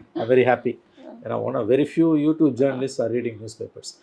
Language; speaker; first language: English; non-native, local second language; Tamil